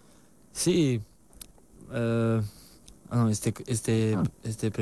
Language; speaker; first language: Spanish; non-native, learner; French